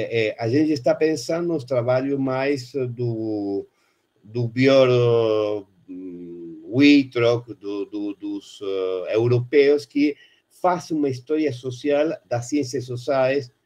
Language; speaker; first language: Portuguese; non-native, fluent; Spanish